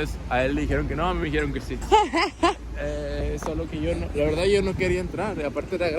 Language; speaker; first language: Spanish; native; Spanish